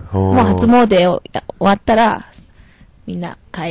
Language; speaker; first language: Japanese; native; Japanese